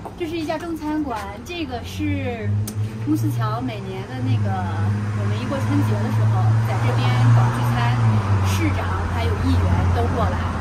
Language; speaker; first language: Chinese; native; Chinese